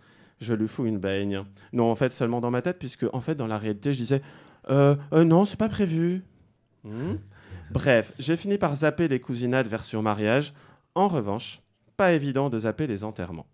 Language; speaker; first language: French; native; French